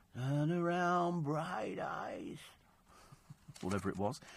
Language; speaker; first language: English; native; English